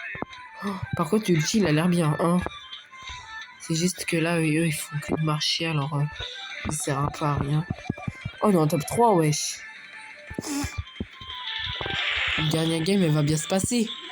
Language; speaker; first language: French; native; French